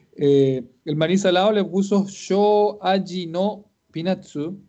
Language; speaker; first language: Spanish; native; Spanish